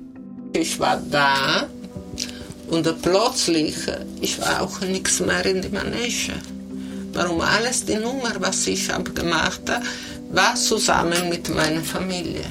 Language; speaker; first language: German; non-native, learner; Italian